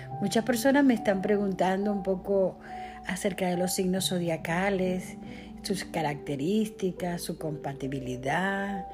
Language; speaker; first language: Spanish; native; Spanish